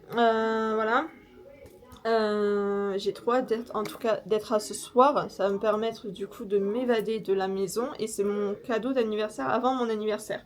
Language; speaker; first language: French; native; French